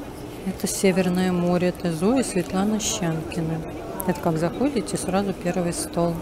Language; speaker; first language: Russian; native; Russian